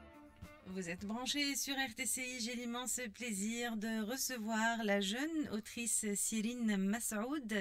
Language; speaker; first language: French; non-native, local second language; Arabic